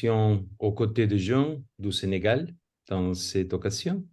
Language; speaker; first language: French; non-native, fluent; Spanish